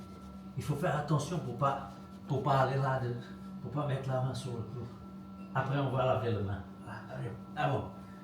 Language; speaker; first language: French; non-native, fluent; Portuguese